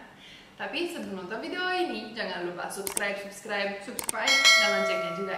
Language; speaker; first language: Indonesian; non-native, fluent; Romanian